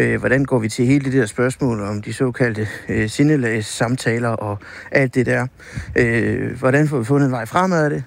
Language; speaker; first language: Danish; native; Danish